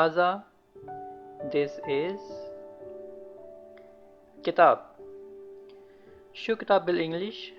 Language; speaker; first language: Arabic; non-native, learner; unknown